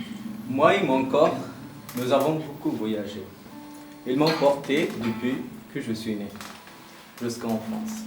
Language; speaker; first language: French; non-native, learner; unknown